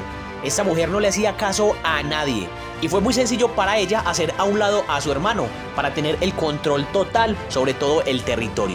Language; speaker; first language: Spanish; native; Spanish